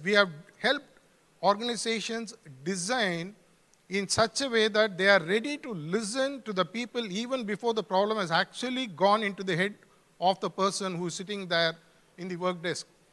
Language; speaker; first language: English; non-native, local second language; Tamil